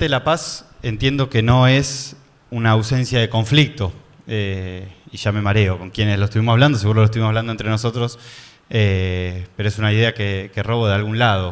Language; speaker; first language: Spanish; native; Spanish